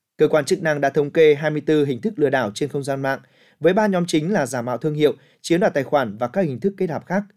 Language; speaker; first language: Vietnamese; native; Vietnamese